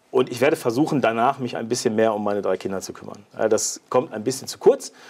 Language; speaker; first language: German; native; German